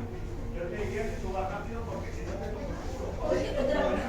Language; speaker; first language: Spanish; native; Spanish